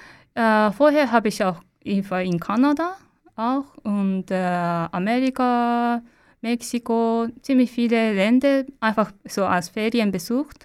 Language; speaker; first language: German; non-native, learner; Japanese